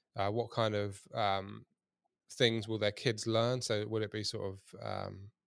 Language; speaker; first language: English; native; English